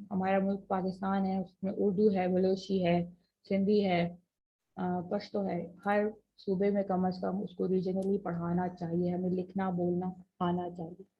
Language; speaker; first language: Urdu; native; Urdu